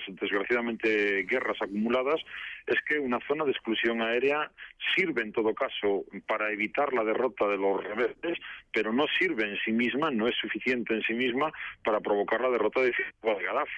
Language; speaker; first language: Spanish; native; Spanish